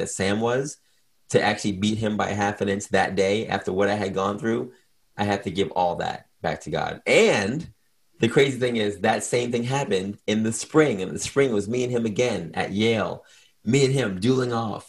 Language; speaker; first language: English; native; English